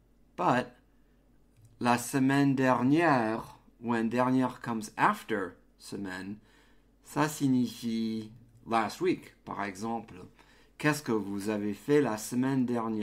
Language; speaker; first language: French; non-native, fluent; English